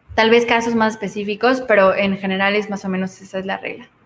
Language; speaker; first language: Spanish; native; Spanish